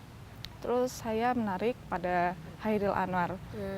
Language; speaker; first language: Indonesian; non-native, learner; Korean